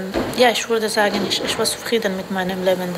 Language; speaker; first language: German; non-native, fluent; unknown